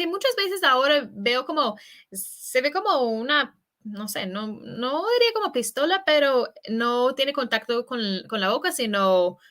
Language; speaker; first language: Spanish; non-native, fluent; English